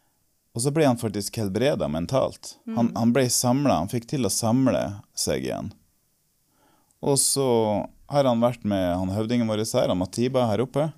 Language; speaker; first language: Norwegian; native; Norwegian